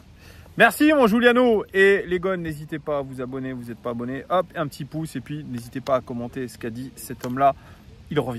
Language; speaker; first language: French; native; French